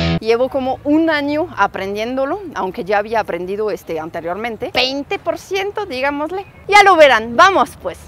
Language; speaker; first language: Spanish; non-native, fluent; French